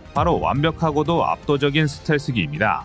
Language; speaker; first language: Korean; native; Korean